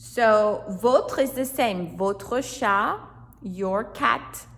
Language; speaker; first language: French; non-native, fluent; English